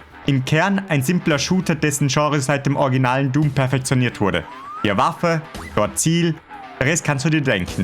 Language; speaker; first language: German; native; German